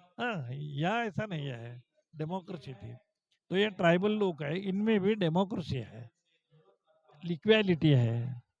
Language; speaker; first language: Hindi; non-native, local second language; Marathi